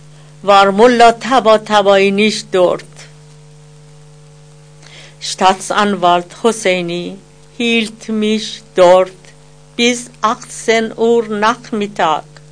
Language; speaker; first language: German; non-native, fluent; Persian